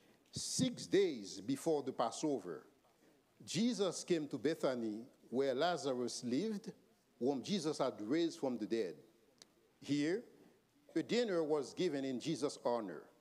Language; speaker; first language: English; non-native, fluent; Haitian Creole